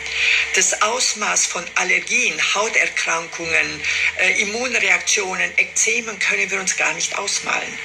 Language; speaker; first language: German; non-native, fluent; Romanian